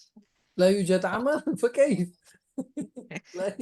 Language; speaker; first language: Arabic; non-native, fluent; Indonesian